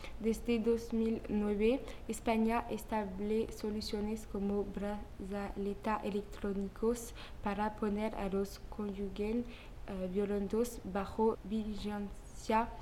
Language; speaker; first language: Spanish; non-native, learner; French